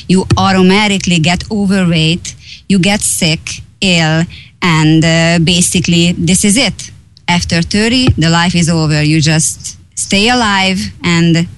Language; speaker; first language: English; non-native, fluent; Hungarian